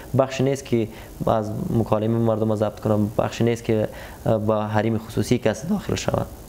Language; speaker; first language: Persian; non-native, local second language; Pashto